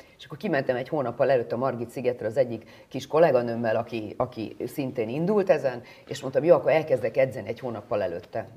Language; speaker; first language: Hungarian; native; Hungarian